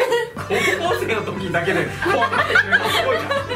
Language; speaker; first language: Japanese; native; Japanese